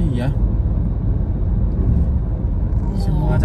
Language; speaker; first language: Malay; non-native, learner; Chinese